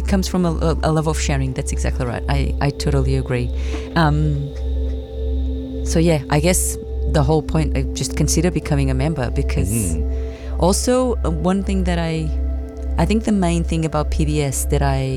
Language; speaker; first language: English; non-native, fluent; Portuguese